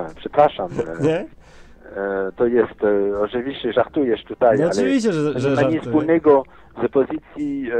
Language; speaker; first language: Polish; non-native, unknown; French